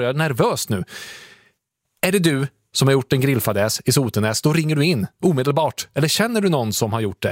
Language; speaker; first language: Swedish; native; Swedish